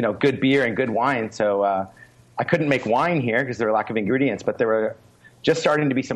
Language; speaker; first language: English; native; English